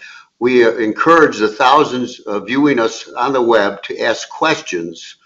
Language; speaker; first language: English; native; English